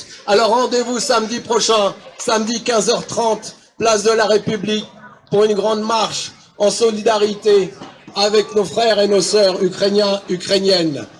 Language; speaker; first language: French; non-native, fluent; Ukrainian